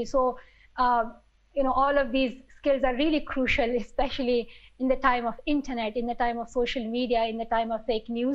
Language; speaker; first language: English; non-native, local second language; Pashto